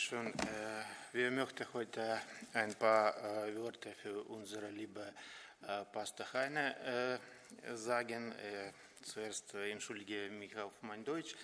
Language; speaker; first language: German; non-native, learner; Ukrainian